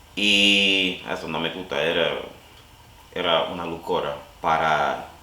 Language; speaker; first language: Spanish; non-native, learner; English